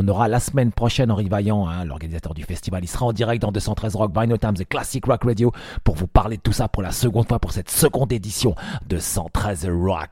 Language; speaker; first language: French; native; French